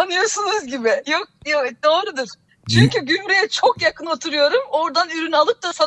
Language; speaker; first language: Turkish; non-native, fluent; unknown